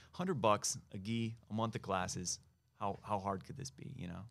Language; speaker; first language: English; native; English